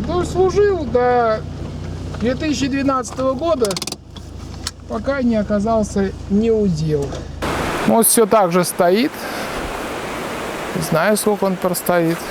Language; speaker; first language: Russian; native; Russian